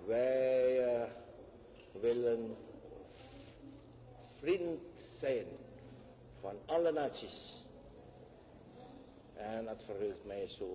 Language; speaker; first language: Dutch; non-native, fluent; Indonesian